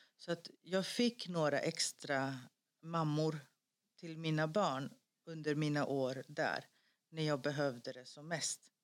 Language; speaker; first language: Swedish; early bilingual, other home language; Greek